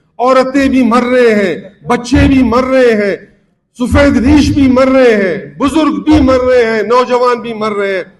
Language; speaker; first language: Urdu; non-native, local second language; Baluchi